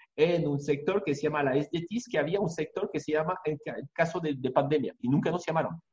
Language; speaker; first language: Spanish; non-native, fluent; French